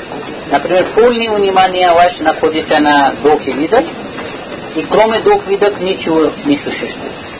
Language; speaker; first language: Russian; non-native, learner; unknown